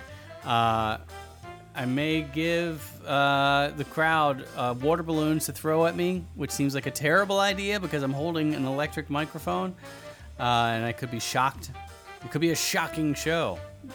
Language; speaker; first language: English; native; English